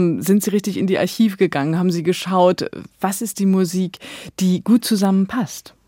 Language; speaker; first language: German; native; German